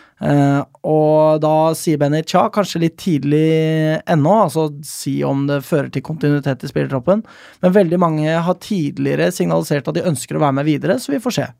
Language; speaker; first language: Norwegian; native; Norwegian